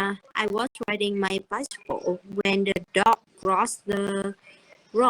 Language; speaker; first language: English; non-native, learner; Vietnamese